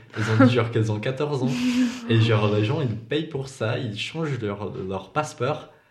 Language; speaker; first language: French; non-native, fluent; Czech